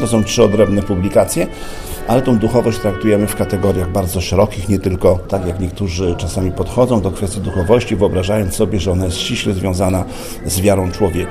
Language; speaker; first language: Polish; native; Polish